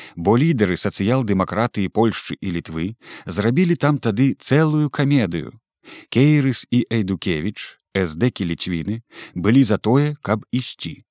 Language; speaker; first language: Belarusian; native; Belarusian